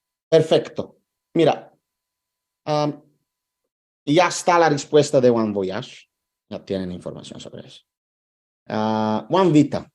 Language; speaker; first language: Spanish; non-native, fluent; Italian